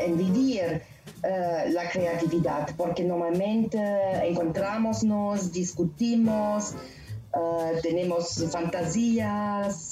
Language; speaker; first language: Spanish; non-native, learner; German